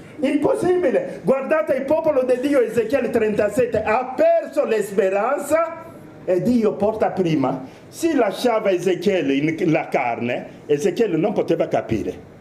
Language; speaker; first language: Italian; non-native, fluent; Romanian